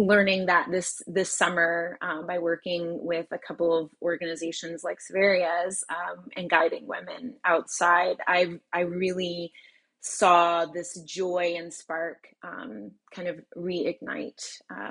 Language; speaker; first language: English; native; English